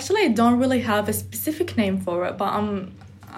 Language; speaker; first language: English; non-native, fluent; Arabic